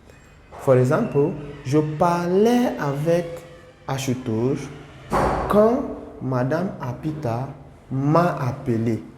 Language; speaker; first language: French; non-native, fluent; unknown